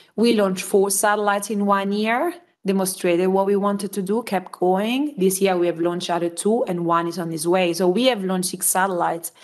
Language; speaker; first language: English; non-native, fluent; Italian